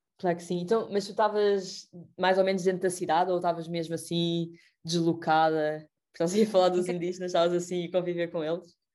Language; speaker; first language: Portuguese; native; Portuguese